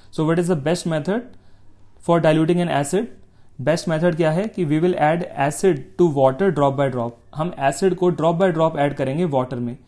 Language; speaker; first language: Hindi; native; Hindi